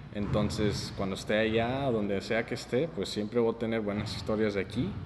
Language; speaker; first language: Spanish; early bilingual, heritage; Spanish